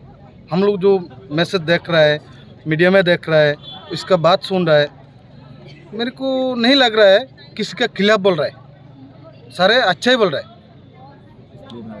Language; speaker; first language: Hindi; non-native, local second language; Bangla